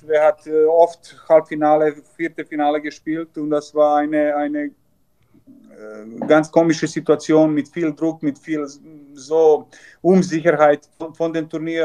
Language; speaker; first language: German; non-native, learner; Serbian